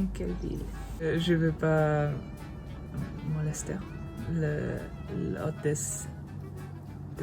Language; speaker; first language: French; non-native, learner; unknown